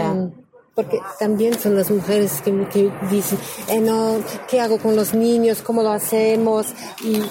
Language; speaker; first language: Spanish; non-native, learner; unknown